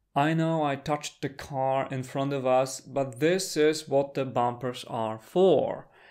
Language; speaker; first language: English; non-native, fluent; Polish